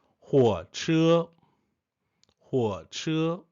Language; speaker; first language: Chinese; non-native, fluent; English